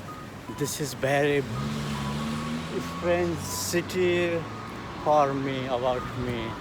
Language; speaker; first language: English; non-native, learner; Nepali